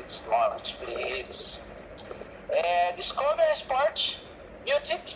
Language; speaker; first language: English; non-native, learner; Portuguese